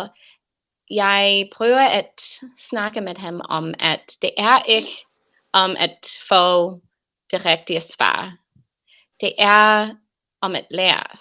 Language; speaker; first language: Danish; non-native, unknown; English